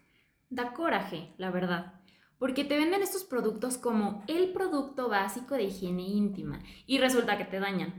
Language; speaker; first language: Spanish; native; Spanish